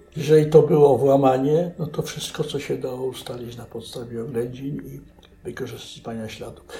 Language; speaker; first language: Polish; native; Polish